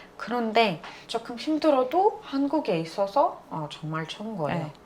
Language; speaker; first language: Korean; non-native, fluent; Russian